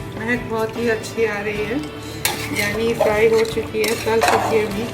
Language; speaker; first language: Hindi; non-native, local second language; Bangla